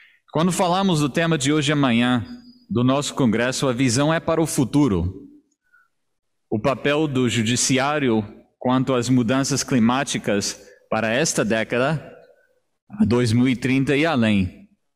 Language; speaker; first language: Portuguese; non-native, fluent; English